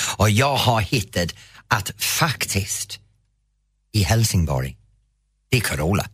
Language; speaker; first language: Swedish; non-native, fluent; English